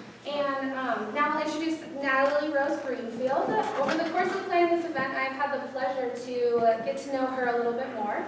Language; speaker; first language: English; native; English